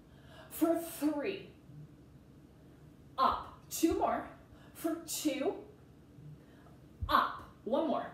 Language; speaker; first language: English; native; English